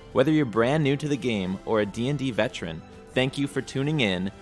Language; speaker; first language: English; native; English